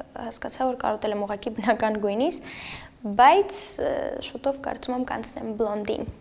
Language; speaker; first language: Armenian; native; Armenian